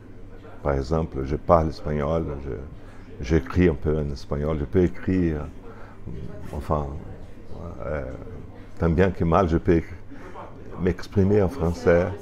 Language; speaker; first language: French; non-native, fluent; Portuguese